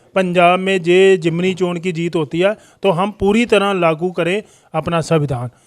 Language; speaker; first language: Hindi; non-native, local second language; Punjabi